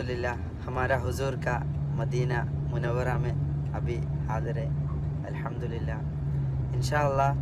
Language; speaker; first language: Hindi; non-native, local second language; Malayalam